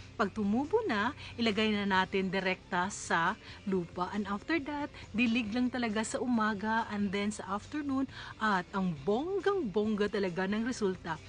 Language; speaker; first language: Filipino; native; Filipino